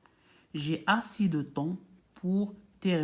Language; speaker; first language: French; non-native, local second language; Arabic